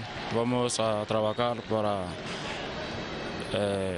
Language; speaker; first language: Spanish; non-native, learner; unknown